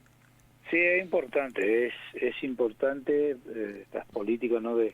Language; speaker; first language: Spanish; native; Spanish